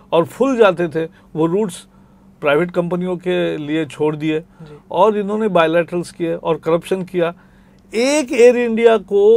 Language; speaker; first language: Hindi; native; Hindi